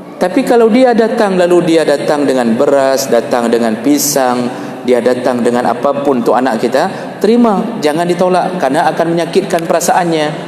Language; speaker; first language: Malay; non-native, local second language; Achinese